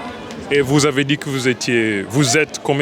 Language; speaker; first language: French; non-native, learner; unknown